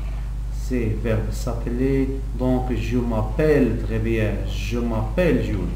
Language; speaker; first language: French; non-native, local second language; Arabic